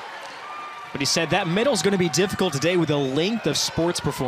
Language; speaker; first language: English; native; English